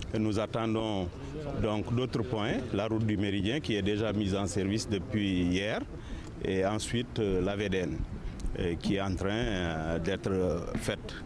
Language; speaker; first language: French; non-native, local second language; Wolof